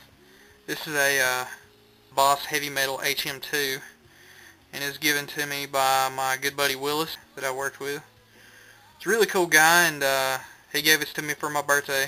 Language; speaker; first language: English; native; English